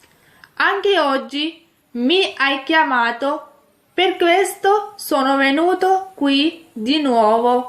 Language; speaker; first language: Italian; non-native, fluent; Urdu